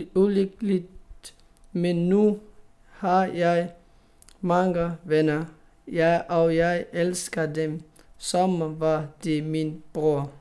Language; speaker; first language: Danish; non-native, learner; Pashto